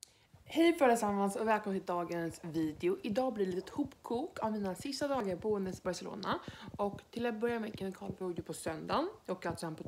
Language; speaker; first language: Swedish; native; Swedish